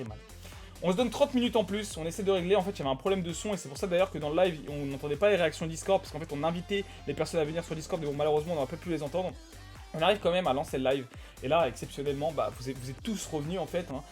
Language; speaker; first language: French; native; French